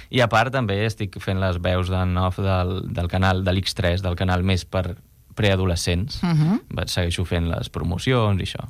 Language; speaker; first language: Catalan; non-native, local second language; Spanish